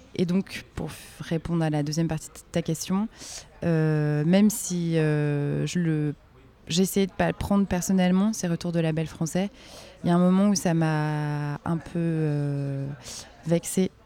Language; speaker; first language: French; native; French